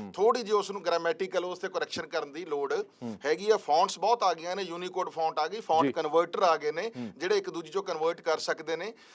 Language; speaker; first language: Punjabi; native; Punjabi